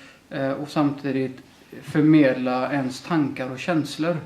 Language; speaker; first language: Swedish; early bilingual, other home language; Somali